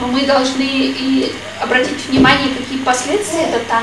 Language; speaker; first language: Russian; native; Russian